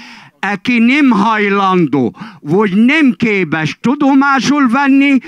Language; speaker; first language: Hungarian; non-native, fluent; Arabic